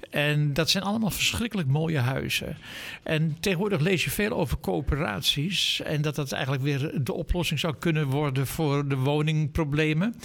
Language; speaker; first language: Dutch; native; Dutch